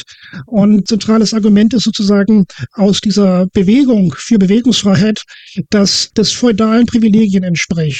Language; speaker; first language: German; native; German